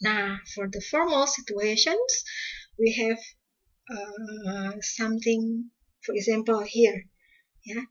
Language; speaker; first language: English; non-native, fluent; Indonesian